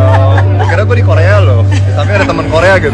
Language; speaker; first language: Indonesian; native; Indonesian